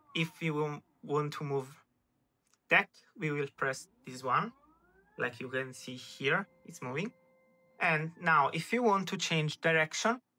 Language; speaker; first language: English; non-native, fluent; Italian